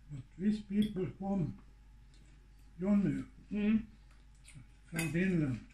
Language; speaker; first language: English; non-native, learner; Swedish